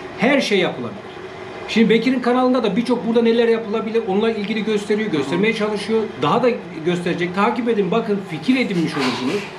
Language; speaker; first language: Turkish; native; Turkish